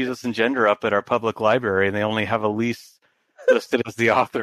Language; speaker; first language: English; native; English